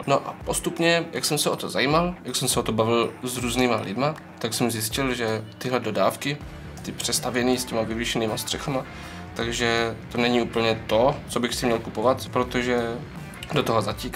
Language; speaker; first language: Czech; native; Czech